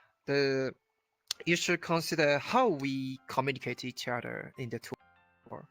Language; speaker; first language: English; non-native, learner; Japanese